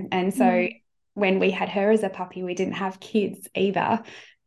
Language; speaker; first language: English; native; English